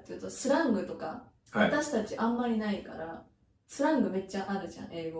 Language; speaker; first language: Japanese; native; Japanese